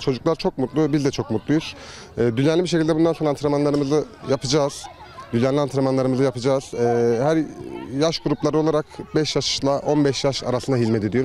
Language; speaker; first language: Turkish; native; Turkish